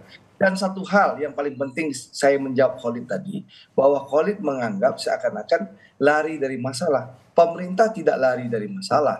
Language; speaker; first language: Indonesian; native; Indonesian